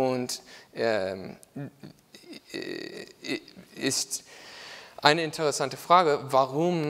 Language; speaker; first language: German; non-native, learner; English